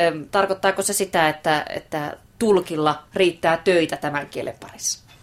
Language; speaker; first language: Finnish; native; Finnish